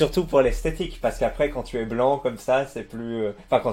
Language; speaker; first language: French; native; French